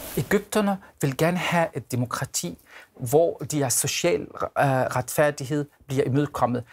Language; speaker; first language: Danish; non-native, fluent; Arabic